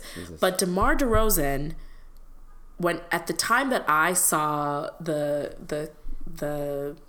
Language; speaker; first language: English; non-native, local second language; Malayalam